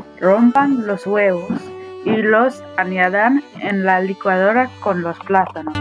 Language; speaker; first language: Spanish; non-native, learner; English